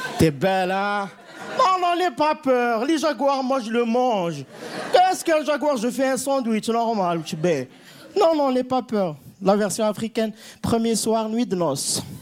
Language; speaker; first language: French; non-native, local second language; Kabyle